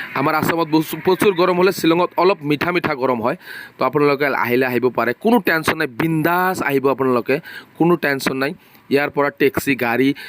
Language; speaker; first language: Assamese; non-native, local second language; Bangla